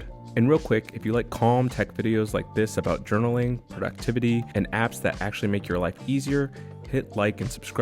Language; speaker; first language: English; native; English